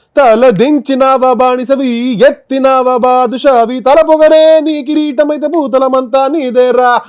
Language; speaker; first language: Telugu; native; Telugu